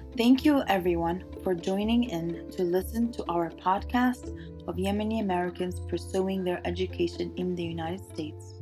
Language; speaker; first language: English; early bilingual, other home language; Arabic